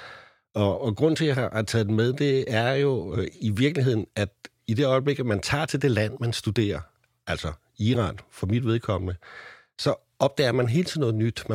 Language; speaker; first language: Danish; native; Danish